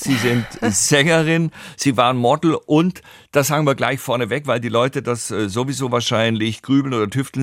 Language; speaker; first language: German; native; German